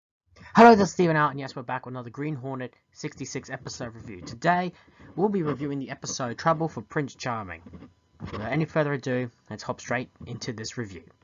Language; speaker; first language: English; native; English